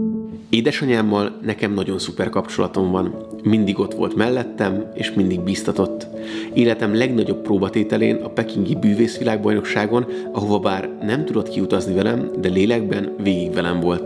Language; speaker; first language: Hungarian; native; Hungarian